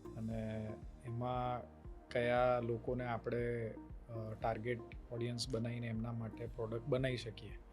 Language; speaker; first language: Gujarati; native; Gujarati